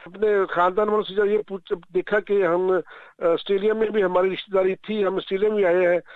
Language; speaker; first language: Urdu; non-native, local second language; Punjabi